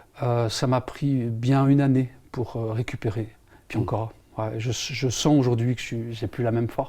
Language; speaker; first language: French; native; French